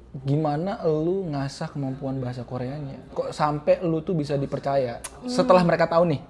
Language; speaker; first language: Indonesian; native; Indonesian